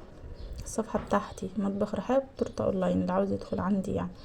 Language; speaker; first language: Arabic; native; Arabic